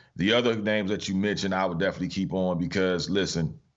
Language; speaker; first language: English; native; English